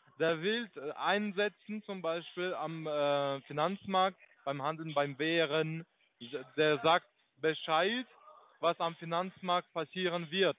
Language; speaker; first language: German; non-native, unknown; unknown